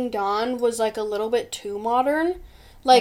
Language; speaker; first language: English; native; English